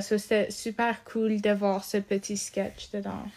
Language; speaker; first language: French; non-native, local second language; English